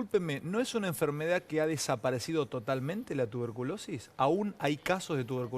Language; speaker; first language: Spanish; native; Spanish